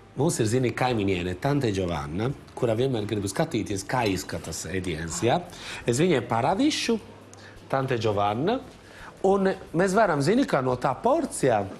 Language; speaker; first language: Latvian; non-native, fluent; Italian